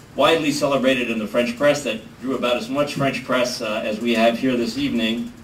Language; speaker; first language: English; native; English